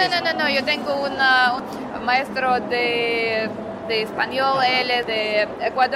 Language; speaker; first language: Spanish; non-native, learner; Russian